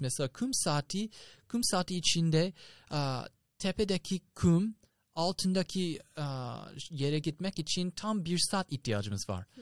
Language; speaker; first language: Turkish; non-native, fluent; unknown